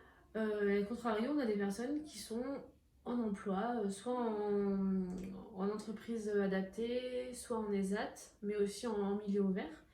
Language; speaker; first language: French; native; French